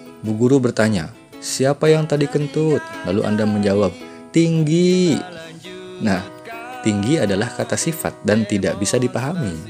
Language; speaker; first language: Indonesian; non-native, local second language; Sundanese